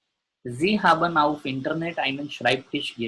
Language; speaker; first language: German; non-native, learner; Gujarati